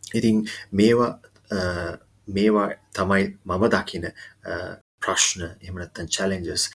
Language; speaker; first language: Sinhala; native; Sinhala